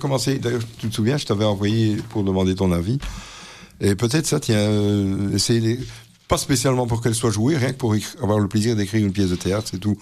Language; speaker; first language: French; native; French